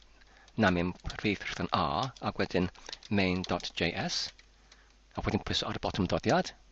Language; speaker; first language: Welsh; non-native, learner; English